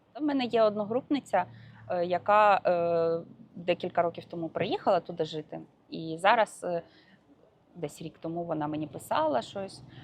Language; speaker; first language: Ukrainian; non-native, local second language; Russian